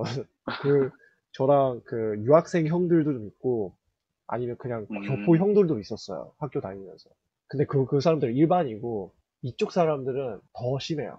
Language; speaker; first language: Korean; early bilingual, heritage; Korean